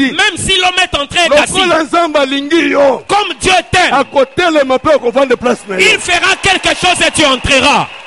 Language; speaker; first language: French; non-native, local second language; Lingala